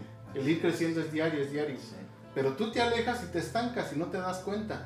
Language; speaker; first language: Spanish; native; Spanish